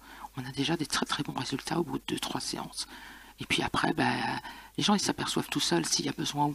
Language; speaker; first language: French; native; French